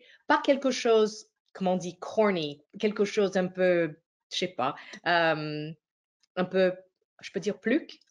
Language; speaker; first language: French; non-native, fluent; English